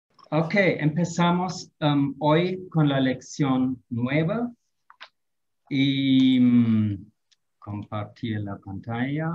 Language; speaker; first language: Spanish; non-native, fluent; German